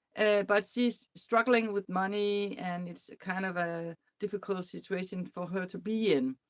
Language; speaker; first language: English; non-native, fluent; Danish